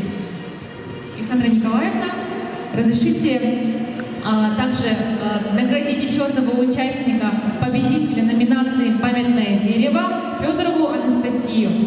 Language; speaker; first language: Russian; native; Russian